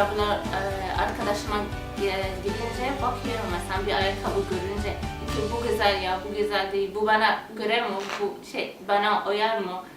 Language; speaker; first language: Turkish; non-native, learner; Arabic